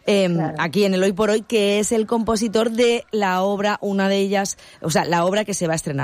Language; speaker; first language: Spanish; native; Spanish